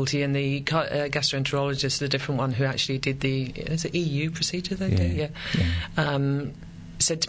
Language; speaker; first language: English; native; English